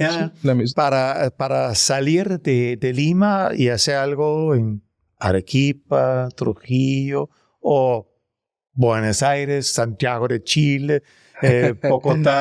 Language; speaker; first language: Spanish; non-native, learner; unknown